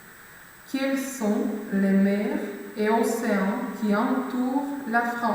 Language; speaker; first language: French; non-native, fluent; Macedonian